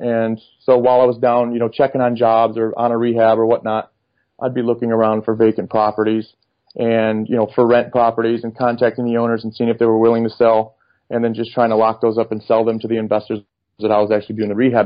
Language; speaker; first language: English; native; English